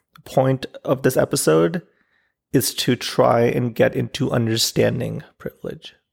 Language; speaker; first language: English; non-native, local second language; Urdu